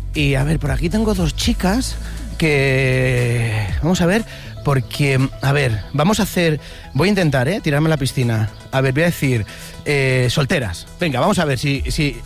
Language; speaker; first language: Spanish; native; Spanish